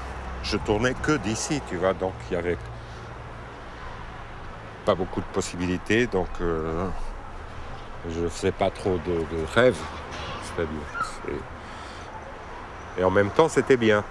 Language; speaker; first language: French; non-native, fluent; Portuguese